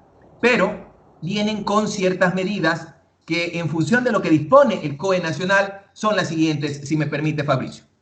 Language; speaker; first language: Spanish; native; Spanish